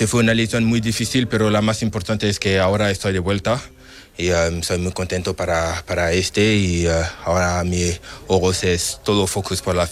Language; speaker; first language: Spanish; non-native, fluent; French